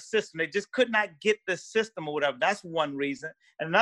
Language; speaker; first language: English; native; English